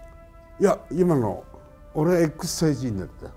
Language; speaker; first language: Japanese; native; Japanese